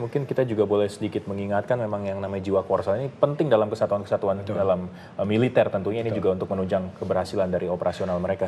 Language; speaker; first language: Indonesian; native; Indonesian